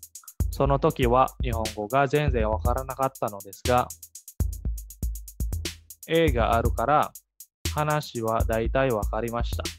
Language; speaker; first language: Japanese; non-native, fluent; Indonesian